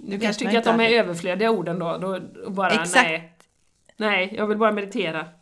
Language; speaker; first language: Swedish; native; Swedish